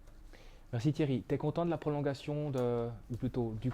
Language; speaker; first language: French; native; French